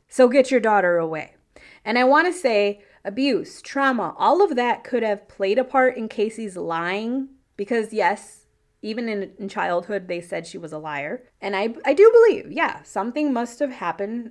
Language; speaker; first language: English; early bilingual, other home language; Spanish